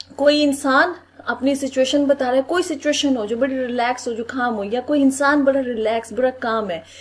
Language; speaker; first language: Urdu; native; Urdu